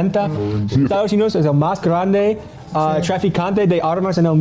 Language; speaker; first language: Spanish; non-native, learner; English